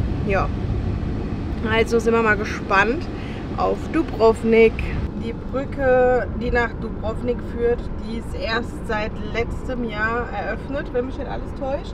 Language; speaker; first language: German; native; German